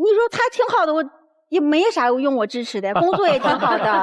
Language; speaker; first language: Chinese; native; Chinese